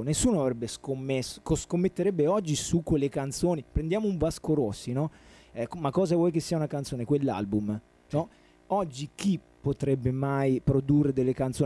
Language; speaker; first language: Italian; native; Italian